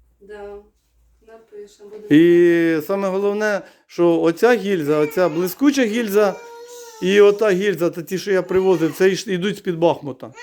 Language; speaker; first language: Ukrainian; native; Ukrainian